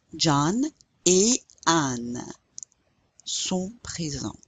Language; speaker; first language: French; non-native, fluent; English